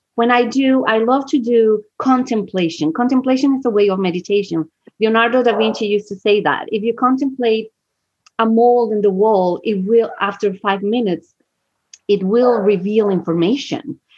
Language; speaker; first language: English; non-native, fluent; Spanish